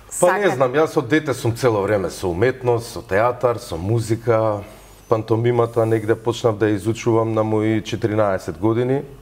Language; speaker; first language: Macedonian; native; Macedonian